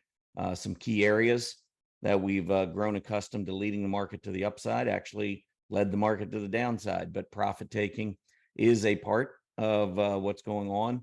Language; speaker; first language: English; native; English